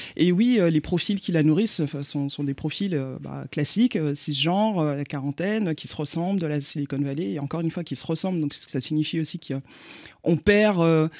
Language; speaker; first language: French; native; French